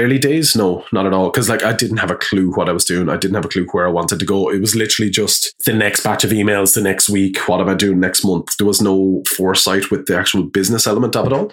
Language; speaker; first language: English; native; English